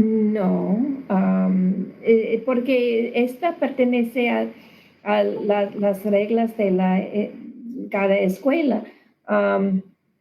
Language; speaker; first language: Spanish; non-native, learner; English